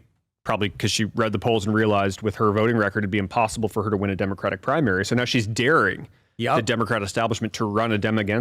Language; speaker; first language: English; native; English